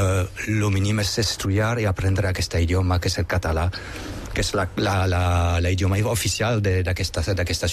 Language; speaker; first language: Catalan; non-native, fluent; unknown